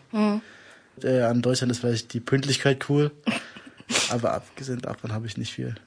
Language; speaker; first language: German; native; German